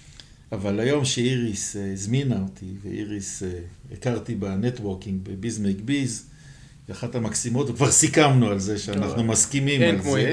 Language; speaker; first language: Hebrew; native; Hebrew